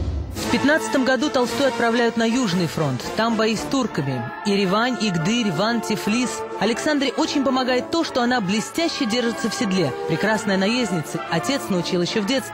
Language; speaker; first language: Russian; native; Russian